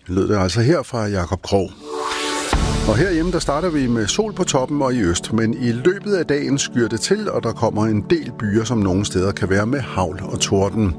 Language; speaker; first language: Danish; native; Danish